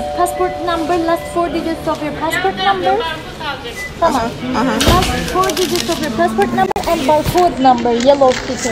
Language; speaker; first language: English; non-native, fluent; Turkish